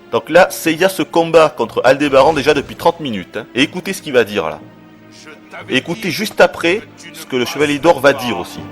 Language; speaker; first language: French; native; French